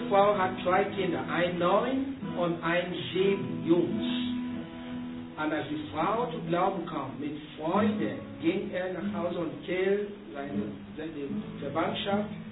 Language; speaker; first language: German; non-native, learner; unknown